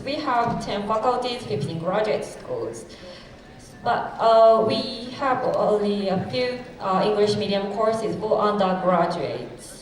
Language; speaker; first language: English; non-native, fluent; Japanese